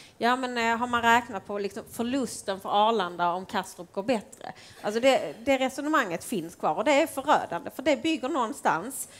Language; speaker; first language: Swedish; native; Swedish